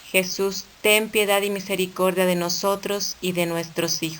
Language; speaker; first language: Spanish; native; Spanish